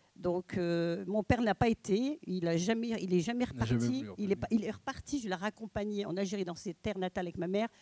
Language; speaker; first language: French; native; French